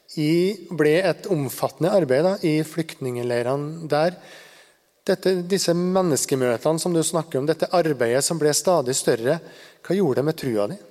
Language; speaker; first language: Norwegian; native; Norwegian